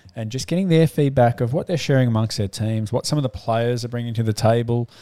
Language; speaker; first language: English; native; English